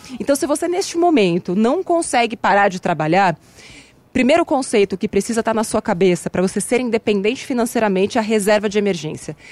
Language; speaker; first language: Portuguese; native; Portuguese